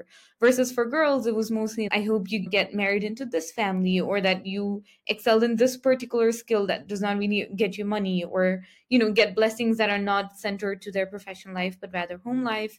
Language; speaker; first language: English; non-native, local second language; Nepali